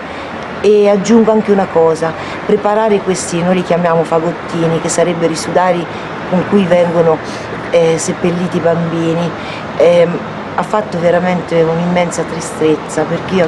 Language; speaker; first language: Italian; native; Italian